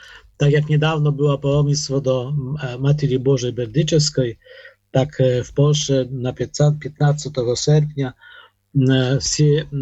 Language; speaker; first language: Polish; non-native, learner; Ukrainian